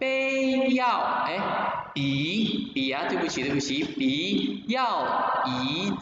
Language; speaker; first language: Chinese; non-native, fluent; Indonesian